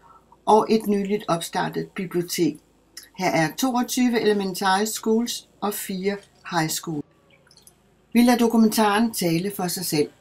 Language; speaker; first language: Danish; native; Danish